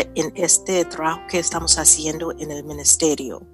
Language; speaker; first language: Spanish; non-native, fluent; English